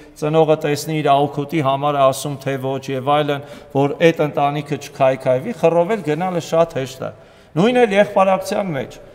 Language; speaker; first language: Armenian; native; Armenian